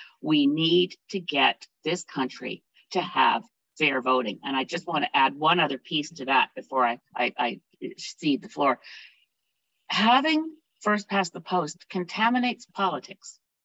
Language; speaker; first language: English; native; English